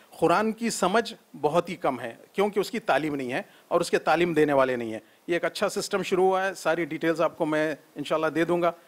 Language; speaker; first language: Urdu; native; Urdu